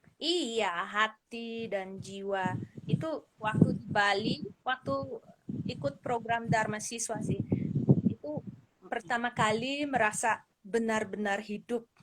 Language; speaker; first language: Indonesian; non-native, fluent; English